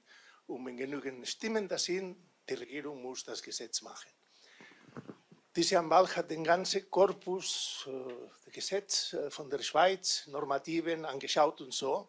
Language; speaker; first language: German; non-native, fluent; Catalan